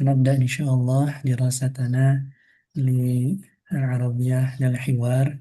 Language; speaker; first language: Arabic; non-native, fluent; Indonesian